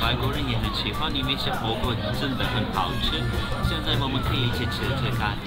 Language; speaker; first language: Chinese; non-native, learner; Turkish